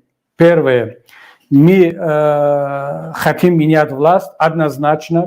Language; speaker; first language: Russian; non-native, local second language; Tajik